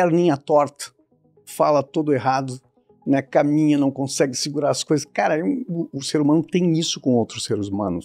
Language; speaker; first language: Portuguese; native; Portuguese